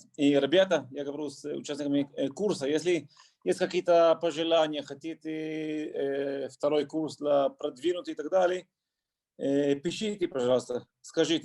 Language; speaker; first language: Russian; non-native, fluent; Hebrew